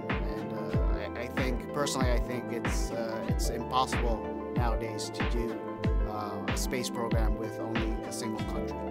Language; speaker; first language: English; non-native, fluent; Japanese